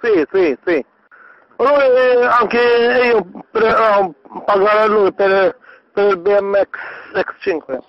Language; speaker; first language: Italian; non-native, learner; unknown